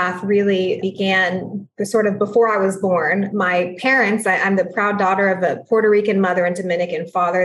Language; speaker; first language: English; early bilingual, other home language; Spanish